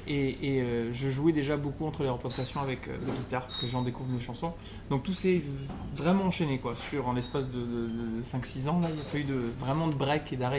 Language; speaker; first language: French; native; French